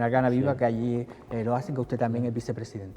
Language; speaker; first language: Spanish; native; Spanish